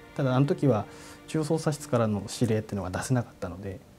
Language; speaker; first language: Japanese; native; Japanese